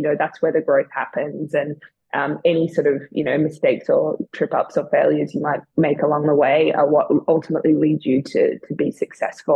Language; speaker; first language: English; native; English